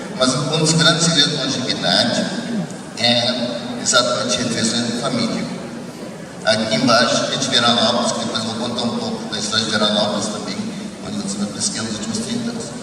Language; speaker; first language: Portuguese; early bilingual, other home language; Japanese